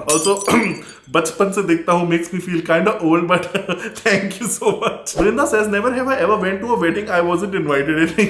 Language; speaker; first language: Hindi; native; Hindi